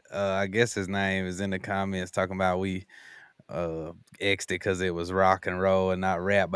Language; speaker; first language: English; native; English